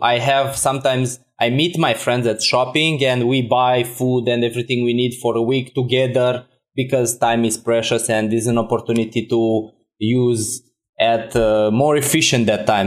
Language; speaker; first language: English; non-native, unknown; Romanian